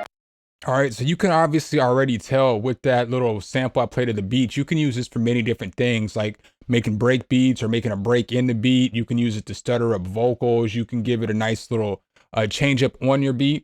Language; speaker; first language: English; native; English